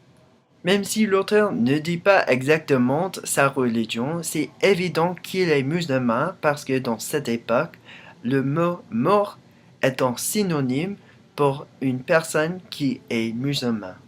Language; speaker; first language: French; non-native, learner; English